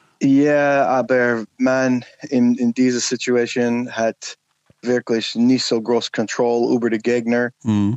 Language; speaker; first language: German; non-native, learner; English